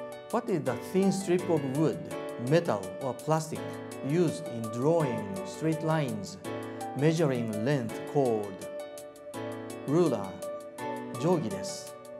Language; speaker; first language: English; non-native, fluent; Japanese